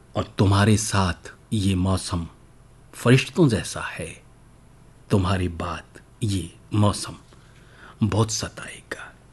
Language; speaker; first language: Hindi; native; Hindi